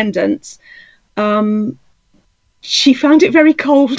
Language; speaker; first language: English; native; English